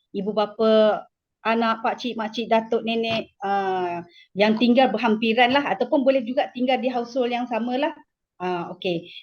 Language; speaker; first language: Malay; native; Malay